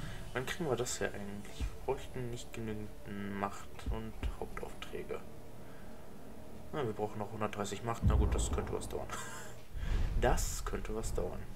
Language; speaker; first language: German; native; German